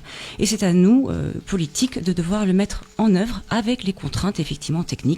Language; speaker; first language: French; native; French